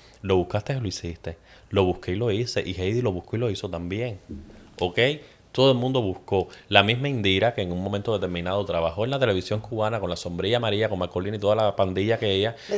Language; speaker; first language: Spanish; native; Spanish